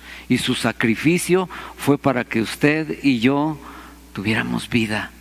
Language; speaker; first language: Spanish; native; Spanish